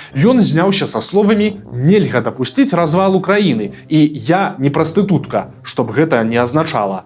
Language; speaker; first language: Belarusian; native; Belarusian